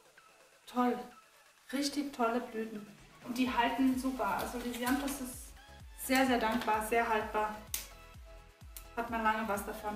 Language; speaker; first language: German; native; German